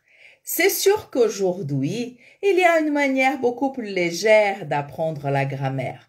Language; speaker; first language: French; non-native, fluent; Portuguese